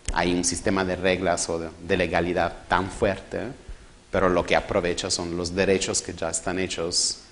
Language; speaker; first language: Spanish; non-native, fluent; Italian